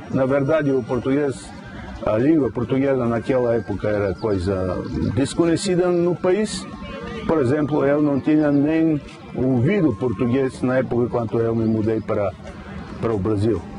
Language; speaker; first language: Portuguese; non-native, fluent; Bulgarian